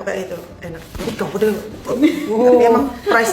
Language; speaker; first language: Indonesian; native; Indonesian